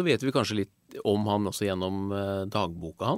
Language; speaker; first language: Norwegian; native; Norwegian